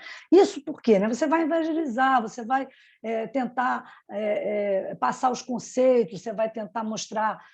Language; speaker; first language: Portuguese; native; Portuguese